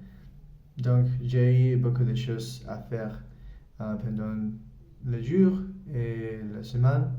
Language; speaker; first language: French; non-native, learner; Spanish